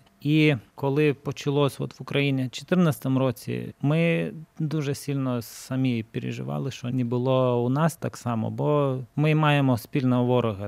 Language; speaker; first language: Ukrainian; non-native, fluent; Lithuanian